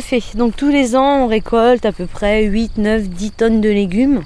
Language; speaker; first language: French; native; French